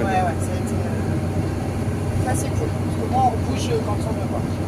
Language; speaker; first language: French; native; French